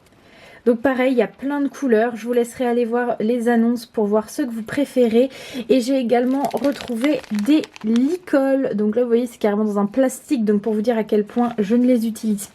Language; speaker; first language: French; native; French